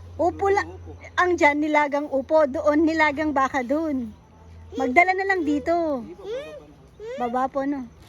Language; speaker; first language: Filipino; native; Filipino